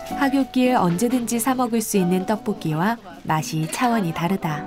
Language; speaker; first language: Korean; native; Korean